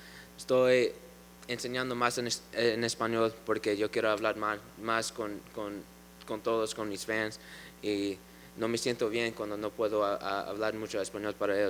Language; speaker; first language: Spanish; early bilingual, heritage; English